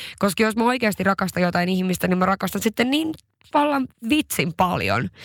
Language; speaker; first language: Finnish; non-native, local second language; Swedish